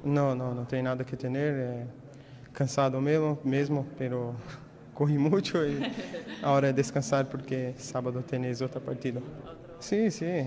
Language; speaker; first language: Spanish; non-native, learner; Portuguese